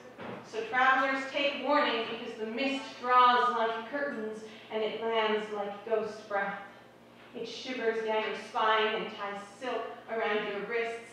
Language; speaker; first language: English; native; English